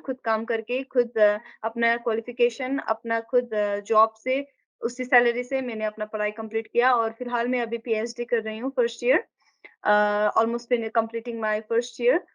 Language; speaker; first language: Hindi; non-native, local second language; Nepali